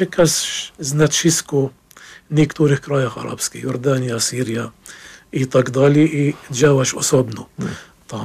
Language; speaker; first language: Polish; non-native, fluent; Arabic